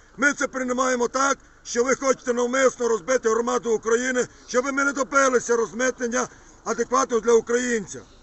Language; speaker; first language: Ukrainian; native; Ukrainian